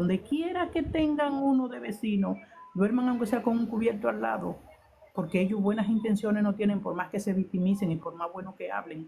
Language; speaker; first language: Spanish; native; Spanish